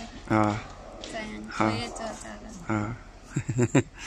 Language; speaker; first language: Chinese; non-native, learner; Nepali